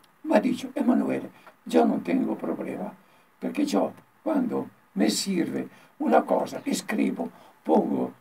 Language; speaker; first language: Spanish; non-native, learner; Italian